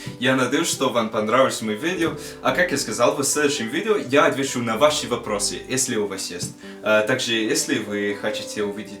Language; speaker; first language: Russian; non-native, learner; English